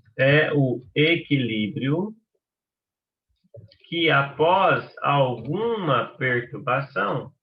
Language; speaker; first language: Portuguese; native; Portuguese